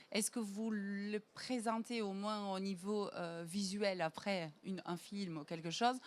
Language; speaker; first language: French; non-native, fluent; Portuguese